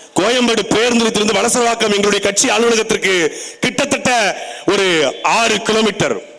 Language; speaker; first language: Tamil; native; Tamil